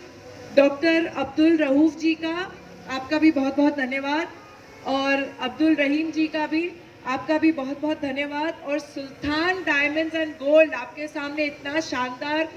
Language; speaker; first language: Hindi; native; Hindi